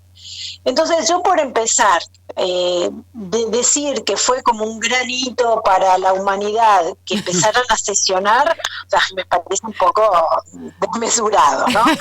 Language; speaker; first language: Spanish; native; Spanish